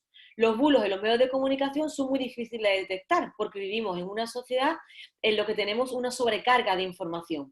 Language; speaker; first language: Spanish; native; Spanish